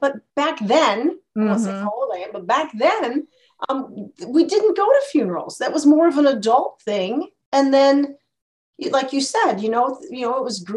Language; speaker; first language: English; native; English